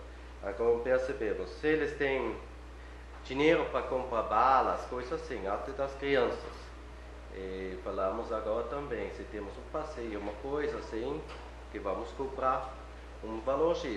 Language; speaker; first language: Portuguese; non-native, fluent; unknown